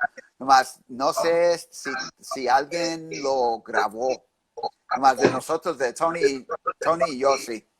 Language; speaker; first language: Spanish; early bilingual, heritage; English